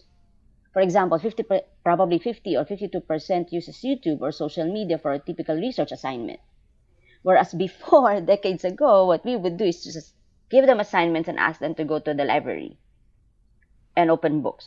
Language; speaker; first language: English; non-native, local second language; Filipino